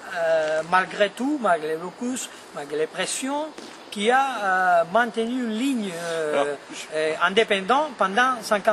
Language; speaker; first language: French; non-native, fluent; Spanish